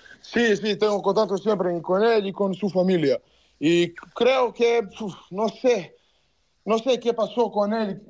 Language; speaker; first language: Spanish; non-native, learner; Serbian